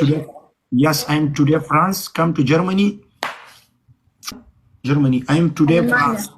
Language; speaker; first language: English; non-native, learner; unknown